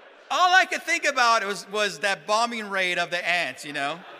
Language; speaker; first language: English; early bilingual, other home language; Spanish